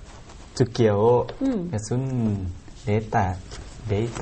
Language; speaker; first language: Japanese; non-native, learner; Thai